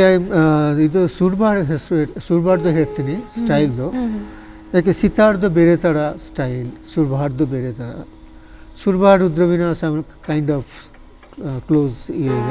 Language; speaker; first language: Kannada; non-native, learner; Bangla